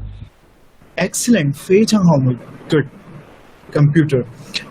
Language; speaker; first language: English; non-native, local second language; Urdu